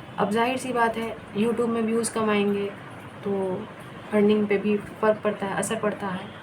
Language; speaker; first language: Hindi; non-native, local second language; Bangla